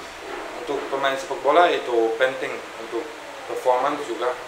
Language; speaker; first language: Indonesian; non-native, fluent; Dutch